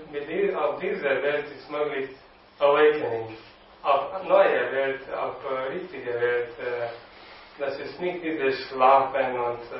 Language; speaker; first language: German; non-native, learner; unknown